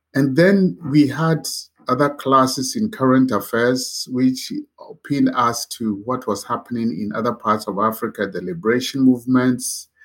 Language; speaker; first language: English; non-native, local second language; Akan